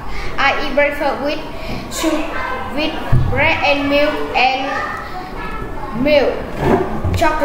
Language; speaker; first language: English; non-native, learner; Vietnamese